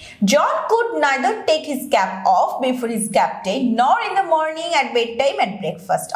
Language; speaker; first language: English; non-native, local second language; Bangla